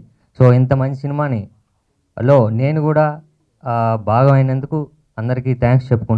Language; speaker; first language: Telugu; native; Telugu